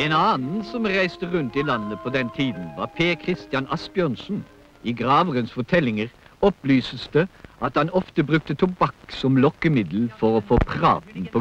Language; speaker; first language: Norwegian; native; Norwegian